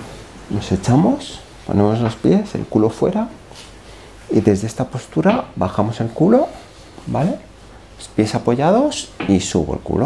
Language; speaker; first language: Spanish; native; Spanish